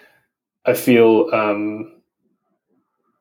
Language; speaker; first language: English; native; English